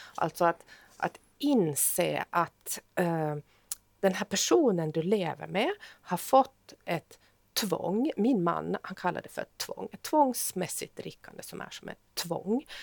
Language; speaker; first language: Swedish; native; Swedish